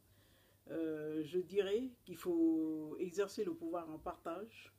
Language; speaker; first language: French; non-native, local second language; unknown